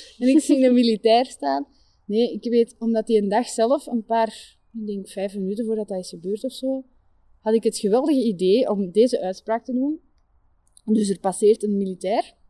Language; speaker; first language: Dutch; native; Dutch